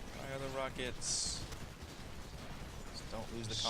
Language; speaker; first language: English; native; English